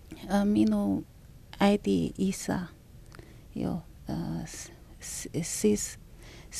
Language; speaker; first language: Finnish; non-native, learner; Chinese